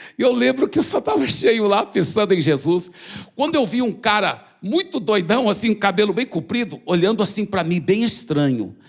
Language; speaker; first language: Portuguese; early bilingual, other home language; English